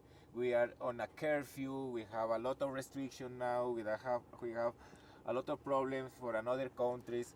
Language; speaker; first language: English; non-native, learner; Spanish